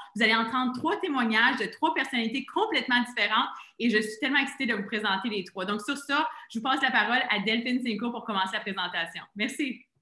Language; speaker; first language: French; native; French